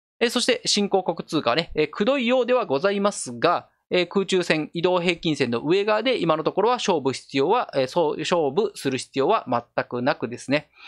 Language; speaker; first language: Japanese; native; Japanese